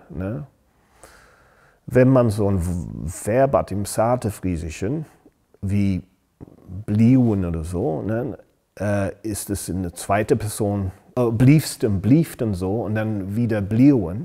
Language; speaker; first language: German; non-native, fluent; English